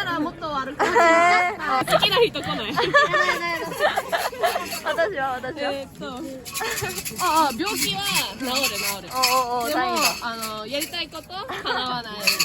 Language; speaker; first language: Japanese; non-native, learner; Korean